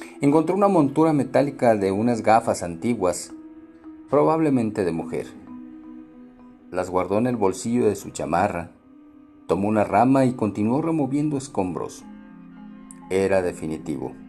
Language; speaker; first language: Spanish; native; Spanish